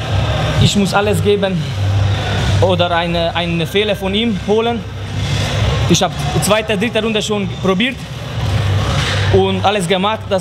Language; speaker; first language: German; non-native, fluent; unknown